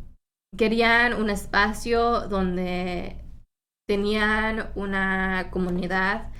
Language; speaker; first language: Spanish; early bilingual, heritage; Spanish